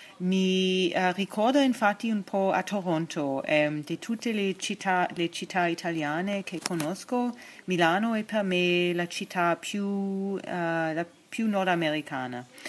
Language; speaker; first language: Italian; non-native, fluent; English